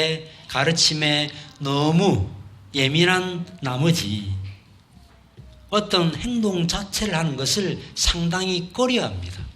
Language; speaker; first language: Korean; native; Korean